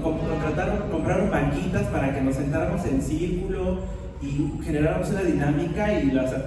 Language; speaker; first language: Spanish; native; Spanish